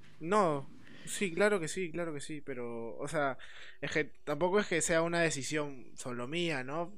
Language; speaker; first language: Spanish; native; Spanish